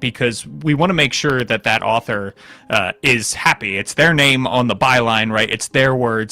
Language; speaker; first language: English; native; English